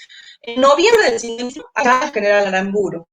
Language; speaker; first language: Spanish; native; Spanish